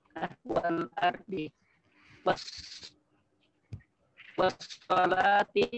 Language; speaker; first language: Arabic; non-native, learner; Indonesian